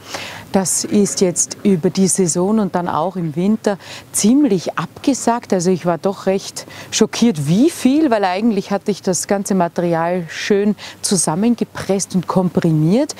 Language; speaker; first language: German; native; German